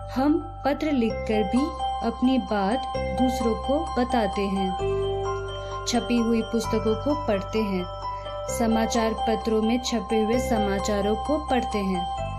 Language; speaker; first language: Hindi; native; Hindi